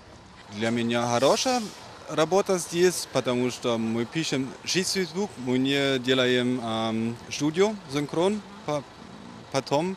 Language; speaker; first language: Russian; non-native, learner; German